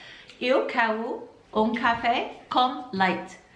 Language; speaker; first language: Portuguese; non-native, learner; Cantonese